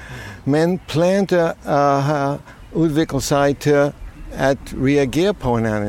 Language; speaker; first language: Danish; non-native, fluent; English